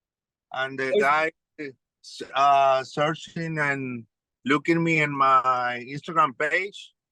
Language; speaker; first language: English; non-native, learner; Spanish